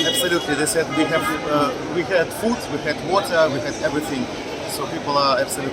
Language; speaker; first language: English; non-native, fluent; Russian